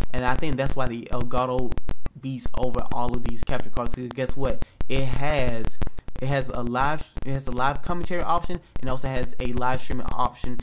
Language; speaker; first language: English; native; English